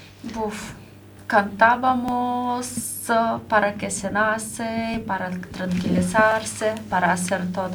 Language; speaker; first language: Spanish; non-native, fluent; Ukrainian